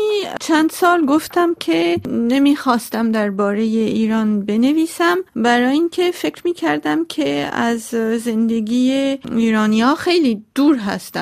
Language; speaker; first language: Persian; non-native, local second language; Armenian